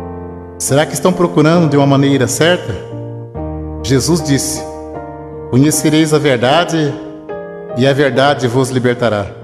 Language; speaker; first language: Portuguese; native; Portuguese